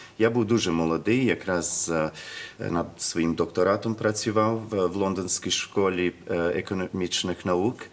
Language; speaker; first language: Ukrainian; early bilingual, heritage; Ukrainian